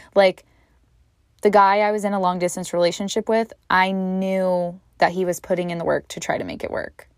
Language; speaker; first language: English; native; English